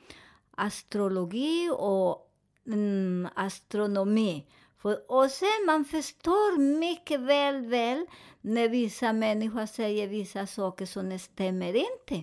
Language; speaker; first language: Swedish; non-native, learner; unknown